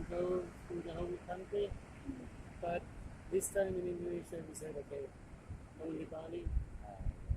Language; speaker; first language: English; non-native, fluent; German